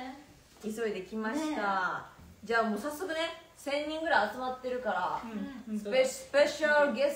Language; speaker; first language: Japanese; native; Japanese